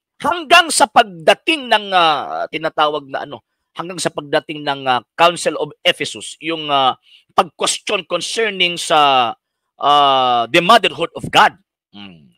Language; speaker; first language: Filipino; non-native, local second language; Cebuano